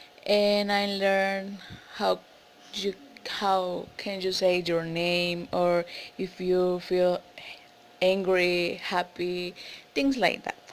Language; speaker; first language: English; non-native, learner; Spanish